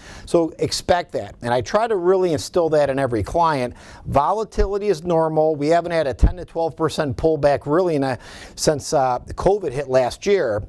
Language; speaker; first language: English; native; English